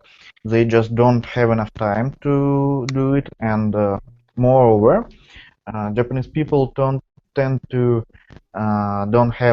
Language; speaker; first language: English; non-native, fluent; Russian